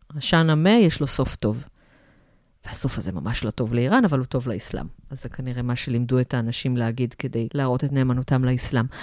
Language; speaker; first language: Hebrew; native; Hebrew